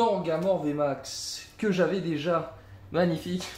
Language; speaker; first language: French; native; French